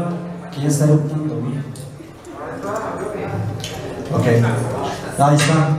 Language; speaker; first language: Spanish; native; Spanish